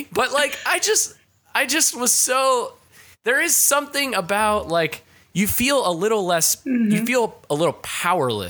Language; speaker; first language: English; native; English